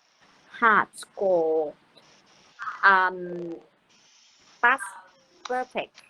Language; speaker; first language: English; non-native, learner; Vietnamese